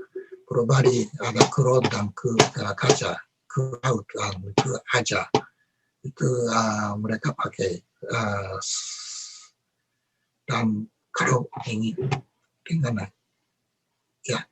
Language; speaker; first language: Indonesian; non-native, learner; Japanese